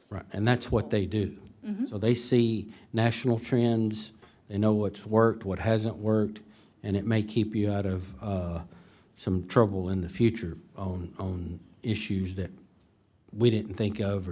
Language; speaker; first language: English; native; English